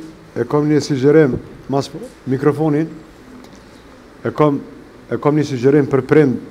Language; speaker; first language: Albanian; native; Albanian